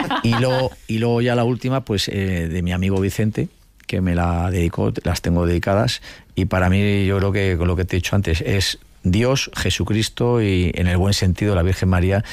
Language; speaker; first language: Spanish; native; Spanish